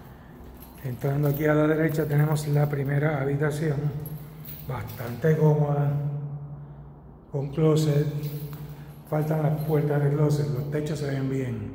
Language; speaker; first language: Spanish; native; Spanish